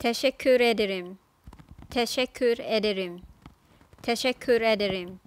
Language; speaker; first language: Turkish; non-native, fluent; Thai